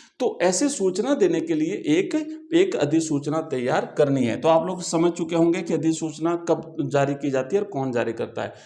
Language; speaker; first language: Hindi; native; Hindi